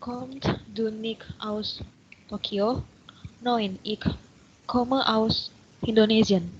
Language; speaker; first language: German; non-native, learner; Indonesian